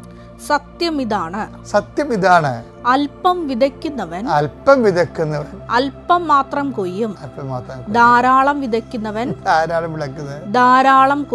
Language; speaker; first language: Malayalam; native; Malayalam